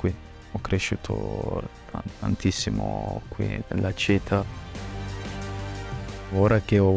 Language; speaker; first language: Italian; non-native, fluent; French